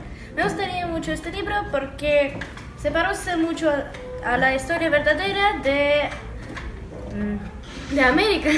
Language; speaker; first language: Spanish; non-native, learner; Russian